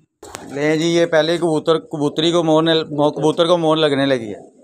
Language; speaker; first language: Hindi; non-native, local second language; Punjabi